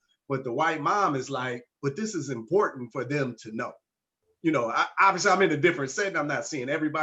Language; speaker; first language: English; native; English